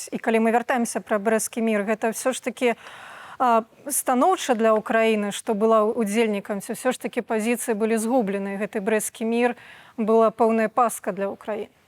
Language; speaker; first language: Belarusian; native; Belarusian